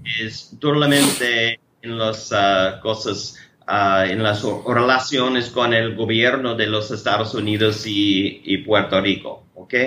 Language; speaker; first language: Spanish; non-native, learner; English